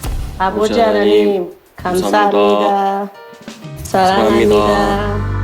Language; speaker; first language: Korean; non-native, learner; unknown